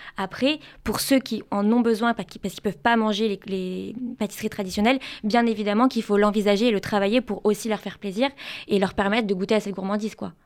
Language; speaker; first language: French; native; French